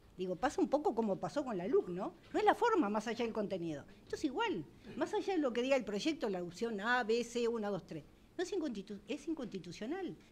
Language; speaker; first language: Spanish; native; Spanish